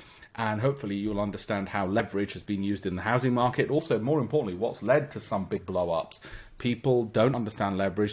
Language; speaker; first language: English; native; English